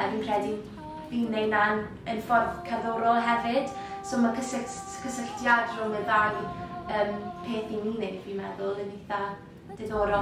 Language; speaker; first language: Welsh; native; Welsh